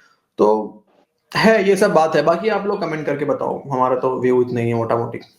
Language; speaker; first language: Hindi; native; Hindi